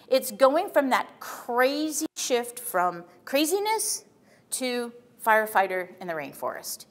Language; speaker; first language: English; native; English